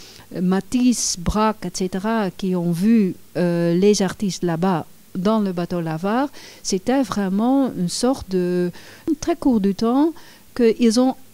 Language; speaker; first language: French; non-native, fluent; Dutch